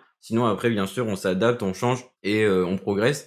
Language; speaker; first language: French; native; French